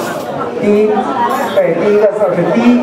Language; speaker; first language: Chinese; native; Chinese